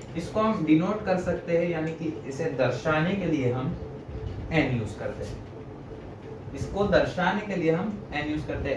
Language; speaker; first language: Hindi; non-native, local second language; Gujarati